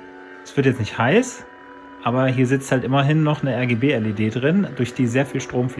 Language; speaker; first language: German; native; German